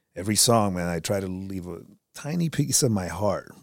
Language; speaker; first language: English; early bilingual, other home language; Spanish